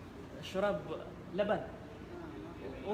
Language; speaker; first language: Arabic; non-native, learner; Maranao